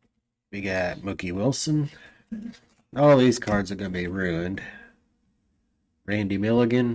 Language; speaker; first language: English; native; English